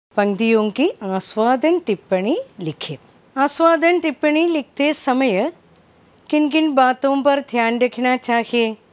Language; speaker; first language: Hindi; non-native, local second language; Malayalam